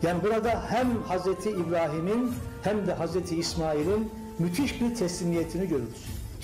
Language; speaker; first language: Turkish; native; Turkish